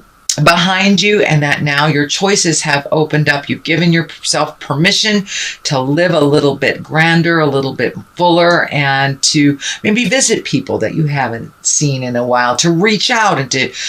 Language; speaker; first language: English; native; English